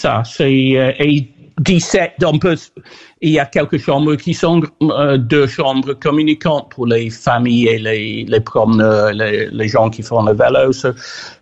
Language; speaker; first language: French; non-native, fluent; English